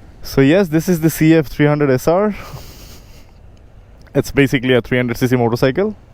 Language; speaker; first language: English; non-native, local second language; Bangla